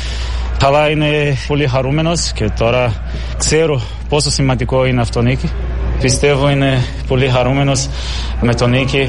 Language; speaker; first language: Greek; non-native, learner; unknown